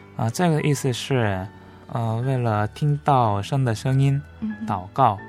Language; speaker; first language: Chinese; non-native, learner; Korean